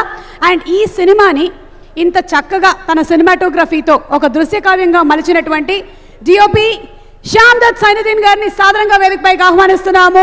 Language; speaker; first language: Telugu; native; Telugu